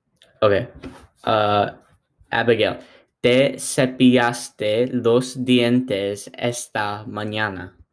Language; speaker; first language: Spanish; non-native, learner; English